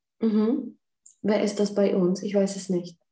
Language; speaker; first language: German; non-native, fluent; Czech